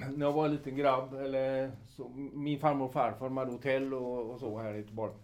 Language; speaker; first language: Swedish; native; Swedish